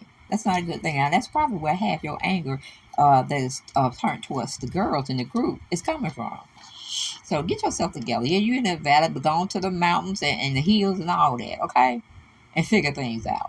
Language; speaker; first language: English; native; English